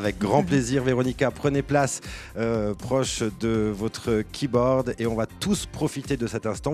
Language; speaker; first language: French; native; French